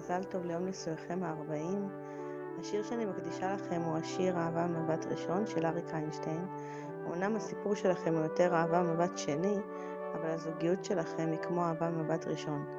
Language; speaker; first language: Hebrew; native; Hebrew